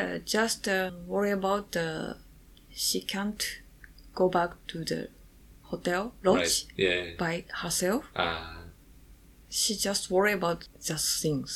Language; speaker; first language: English; non-native, learner; Japanese